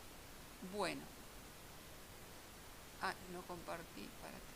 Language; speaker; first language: Spanish; native; Spanish